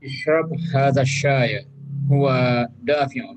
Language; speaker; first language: Arabic; non-native, learner; Indonesian